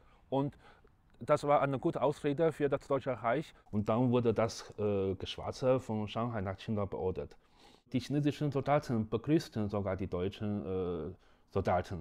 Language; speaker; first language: German; non-native, fluent; Chinese